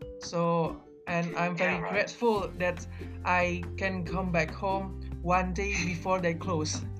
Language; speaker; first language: English; non-native, learner; Indonesian